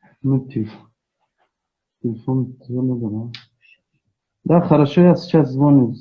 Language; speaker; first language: Russian; non-native, learner; Tajik